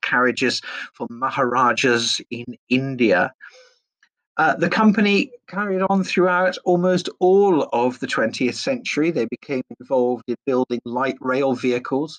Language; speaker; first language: English; native; English